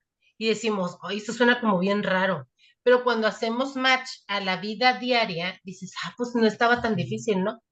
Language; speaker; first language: Spanish; native; Spanish